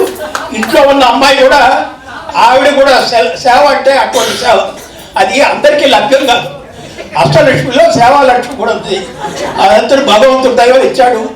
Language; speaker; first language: Telugu; native; Telugu